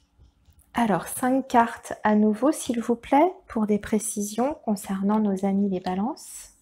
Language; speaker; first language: French; native; French